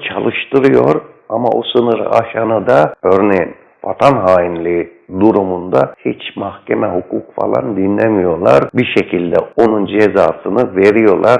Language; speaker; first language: Turkish; native; Turkish